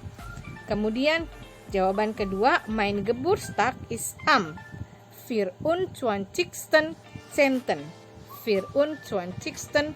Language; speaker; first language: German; non-native, learner; Indonesian